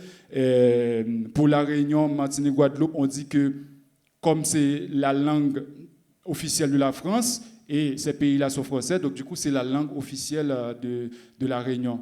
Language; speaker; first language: French; non-native, local second language; Haitian Creole